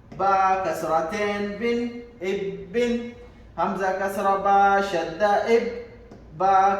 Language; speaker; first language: Arabic; non-native, local second language; Somali